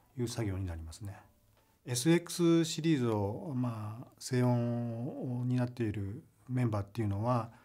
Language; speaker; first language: Japanese; native; Japanese